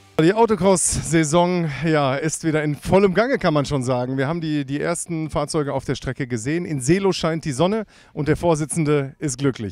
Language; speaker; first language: German; native; German